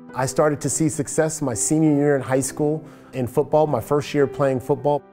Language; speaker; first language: English; native; English